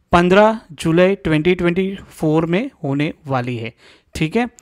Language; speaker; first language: Hindi; non-native, local second language; Marathi